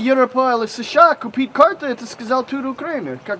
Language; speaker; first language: Russian; non-native, learner; English